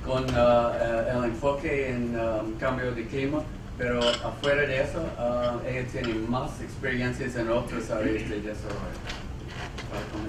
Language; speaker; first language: Spanish; non-native, fluent; English